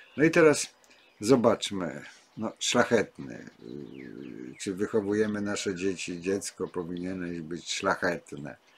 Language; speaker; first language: Polish; native; Polish